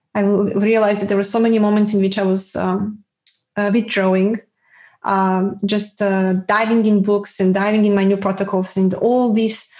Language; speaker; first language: English; non-native, fluent; Serbian